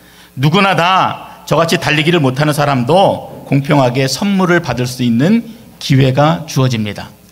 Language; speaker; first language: Korean; native; Korean